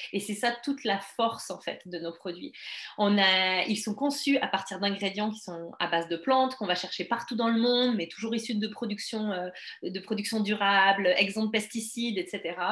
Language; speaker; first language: French; native; French